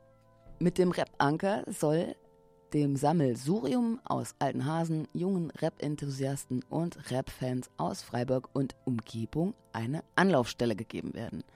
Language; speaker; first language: German; native; German